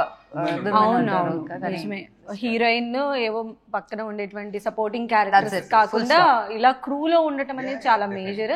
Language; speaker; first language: Telugu; native; Telugu